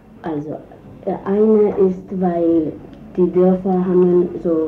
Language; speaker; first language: German; non-native, learner; Kurdish